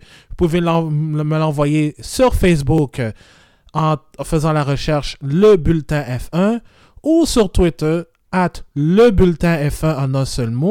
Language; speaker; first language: French; native; French